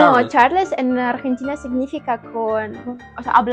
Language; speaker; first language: Spanish; non-native, learner; Ukrainian